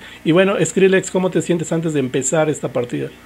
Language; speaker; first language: Spanish; native; Spanish